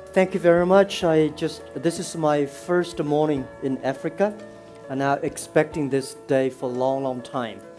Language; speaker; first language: English; non-native, fluent; Chinese